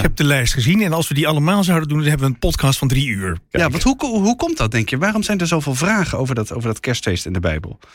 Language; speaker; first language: Dutch; native; Dutch